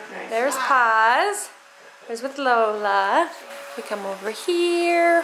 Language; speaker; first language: English; native; English